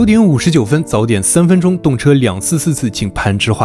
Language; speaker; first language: Chinese; native; Chinese